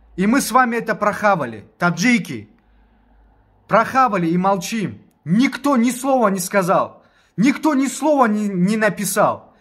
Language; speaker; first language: Russian; non-native, local second language; Tajik